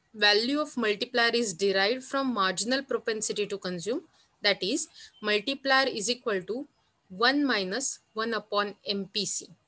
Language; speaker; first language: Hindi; non-native, local second language; Marathi